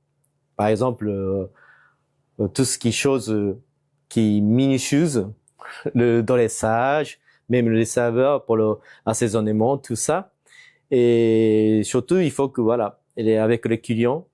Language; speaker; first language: French; non-native, fluent; Japanese